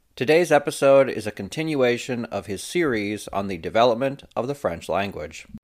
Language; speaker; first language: English; non-native, fluent; French